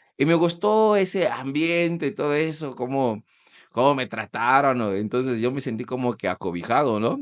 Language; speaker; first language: Spanish; non-native, fluent; Portuguese